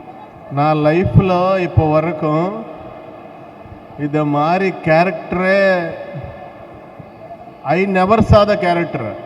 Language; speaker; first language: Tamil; non-native, learner; Telugu